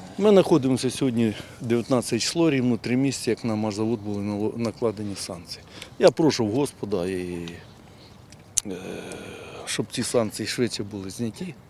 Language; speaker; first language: Ukrainian; native; Ukrainian